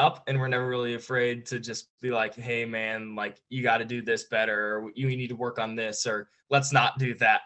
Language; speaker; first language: English; native; English